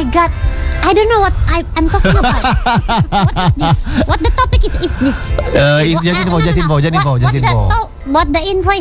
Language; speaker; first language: English; non-native, learner; Indonesian